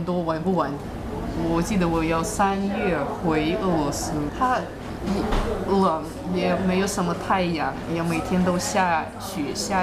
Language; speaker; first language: Chinese; non-native, fluent; Russian